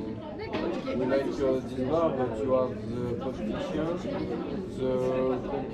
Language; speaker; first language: English; non-native, learner; French